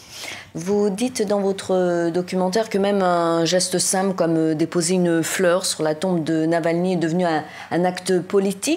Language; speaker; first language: French; native; French